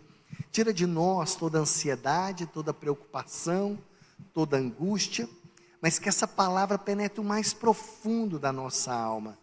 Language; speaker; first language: Portuguese; native; Portuguese